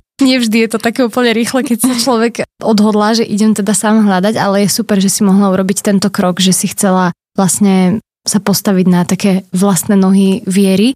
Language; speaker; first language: Slovak; native; Slovak